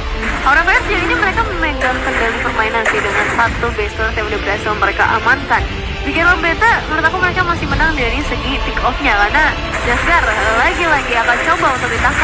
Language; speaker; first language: Indonesian; native; Indonesian